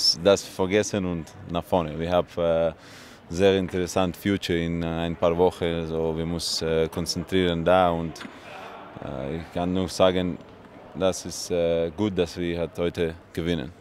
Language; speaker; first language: German; non-native, learner; Russian